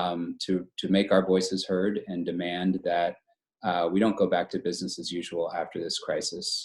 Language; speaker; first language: English; native; English